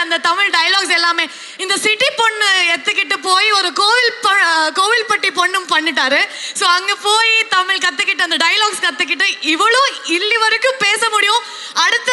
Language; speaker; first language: Tamil; non-native, fluent; Kannada